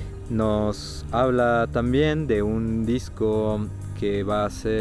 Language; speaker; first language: Spanish; native; Spanish